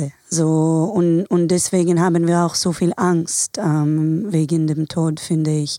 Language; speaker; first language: German; non-native, fluent; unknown